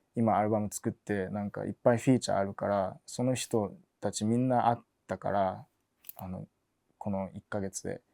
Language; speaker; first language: Japanese; early bilingual, other home language; English